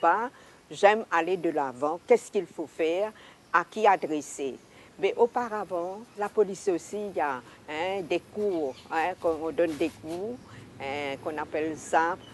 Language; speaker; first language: French; non-native, local second language; Hakka Chinese